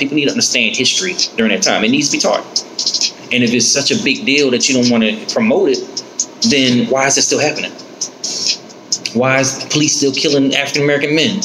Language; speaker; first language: English; native; English